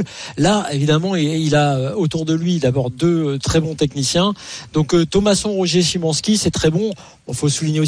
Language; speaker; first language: French; native; French